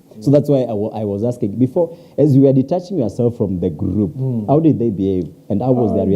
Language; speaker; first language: English; non-native, local second language; Swahili